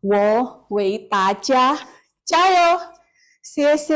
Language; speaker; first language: Chinese; non-native, learner; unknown